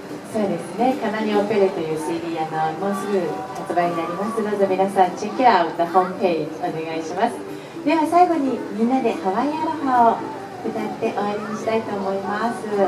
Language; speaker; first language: Japanese; native; Japanese